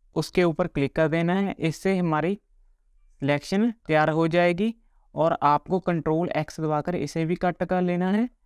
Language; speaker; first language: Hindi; non-native, local second language; Punjabi